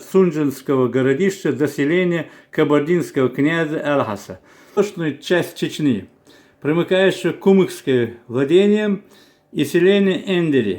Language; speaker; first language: Russian; non-native, local second language; Chechen